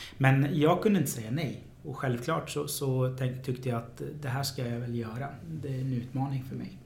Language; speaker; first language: Swedish; early bilingual, other home language; Arabic